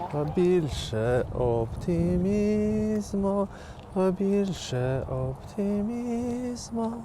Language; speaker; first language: Ukrainian; non-native, learner; Persian